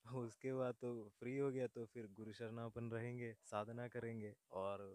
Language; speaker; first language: Hindi; non-native, local second language; Malayalam